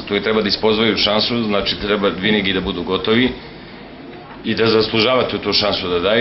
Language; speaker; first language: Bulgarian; non-native, learner; Serbian